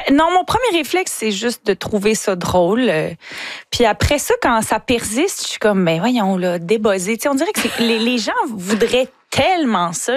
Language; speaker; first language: French; native; French